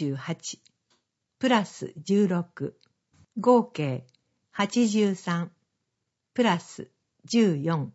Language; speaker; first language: Japanese; native; Japanese